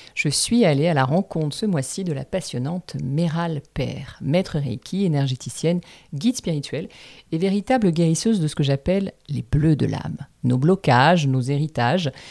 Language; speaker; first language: French; native; French